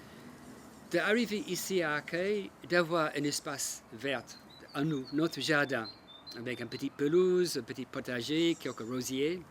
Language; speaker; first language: French; non-native, fluent; English